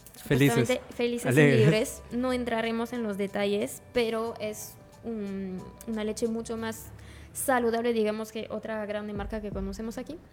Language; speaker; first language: Spanish; non-native, fluent; French